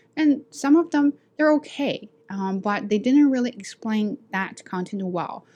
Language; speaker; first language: English; non-native, fluent; Chinese